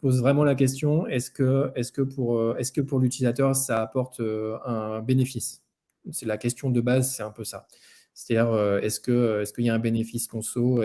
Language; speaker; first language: French; native; French